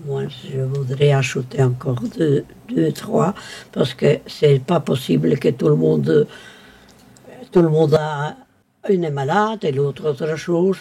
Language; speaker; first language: French; non-native, local second language; Spanish